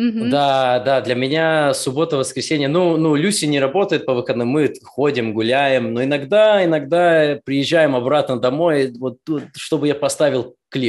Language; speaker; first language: Russian; early bilingual, heritage; Russian